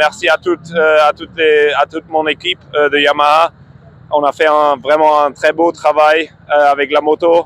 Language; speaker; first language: French; non-native, fluent; German